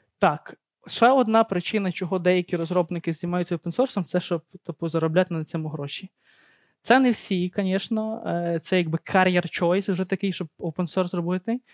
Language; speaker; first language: Ukrainian; native; Ukrainian